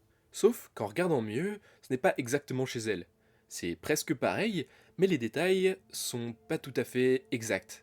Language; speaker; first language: French; native; French